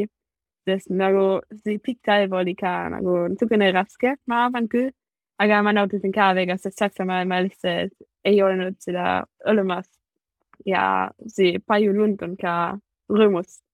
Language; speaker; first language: Estonian; non-native, learner; German